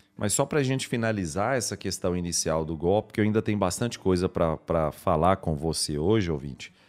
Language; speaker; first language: Portuguese; native; Portuguese